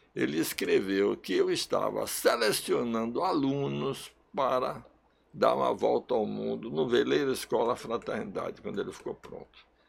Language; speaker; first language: Portuguese; early bilingual, other home language; Russian